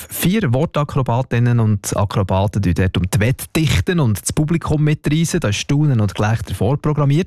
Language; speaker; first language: German; native; German